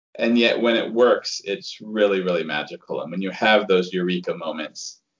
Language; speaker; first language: English; native; English